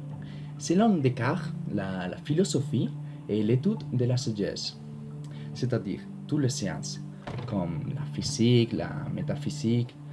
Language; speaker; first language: French; non-native, learner; Spanish